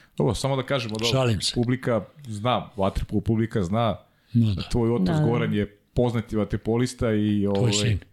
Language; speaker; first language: Serbian; native; Serbian